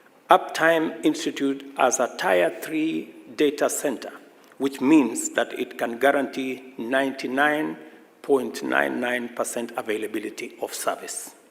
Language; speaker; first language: English; non-native, local second language; Swahili